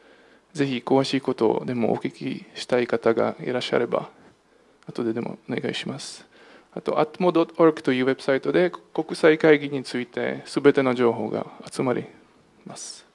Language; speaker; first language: Japanese; non-native, fluent; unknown